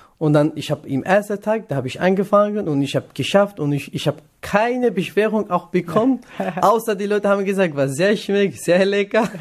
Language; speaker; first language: German; non-native, learner; Kurdish